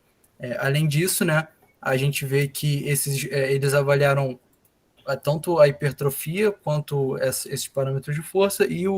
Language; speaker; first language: Portuguese; native; Portuguese